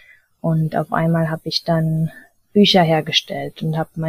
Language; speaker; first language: German; early bilingual, heritage; German